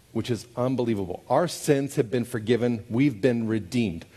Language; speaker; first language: English; native; English